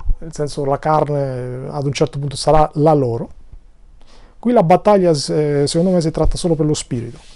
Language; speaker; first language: Italian; non-native, fluent; Albanian